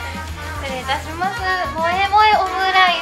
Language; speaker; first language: Japanese; non-native, fluent; Indonesian